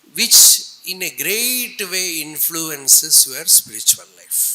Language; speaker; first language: English; non-native, local second language; Tamil